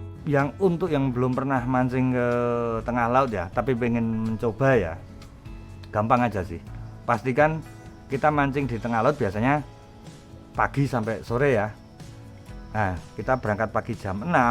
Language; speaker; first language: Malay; non-native, local second language; Javanese